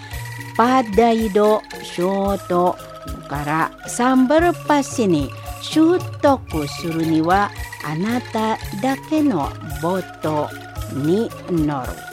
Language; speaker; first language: Japanese; non-native, fluent; Indonesian